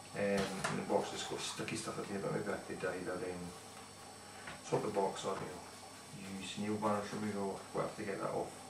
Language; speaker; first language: English; native; English